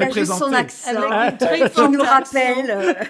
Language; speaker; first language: French; native; French